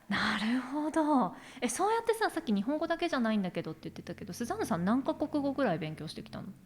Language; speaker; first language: Japanese; native; Japanese